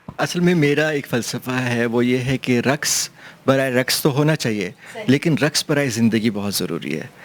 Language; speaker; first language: Urdu; non-native, local second language; Pashto